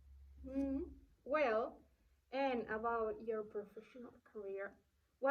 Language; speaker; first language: English; non-native, learner; Spanish